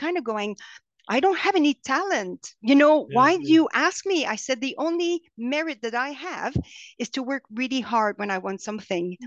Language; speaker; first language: English; non-native, fluent; French